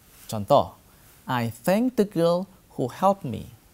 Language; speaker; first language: English; non-native, fluent; Indonesian